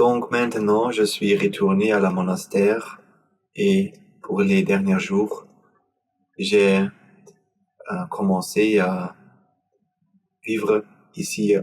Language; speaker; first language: French; non-native, learner; German